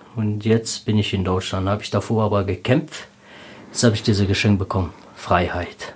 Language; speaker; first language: German; non-native, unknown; Tajik